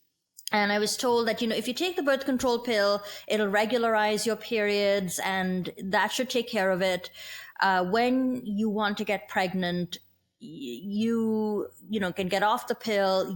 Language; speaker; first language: English; native; English